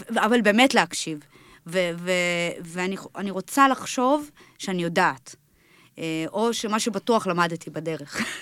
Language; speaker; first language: Hebrew; early bilingual, other home language; Russian